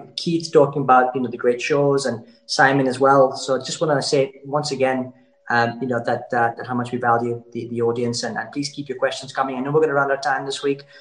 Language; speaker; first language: English; native; English